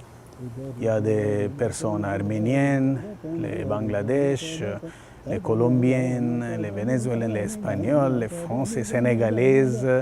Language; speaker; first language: French; non-native, learner; Tamil